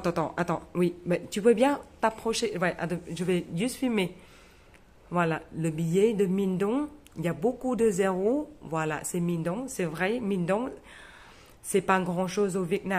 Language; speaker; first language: French; non-native, fluent; Vietnamese